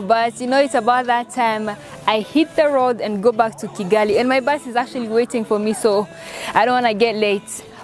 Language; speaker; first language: English; non-native, local second language; Kinyarwanda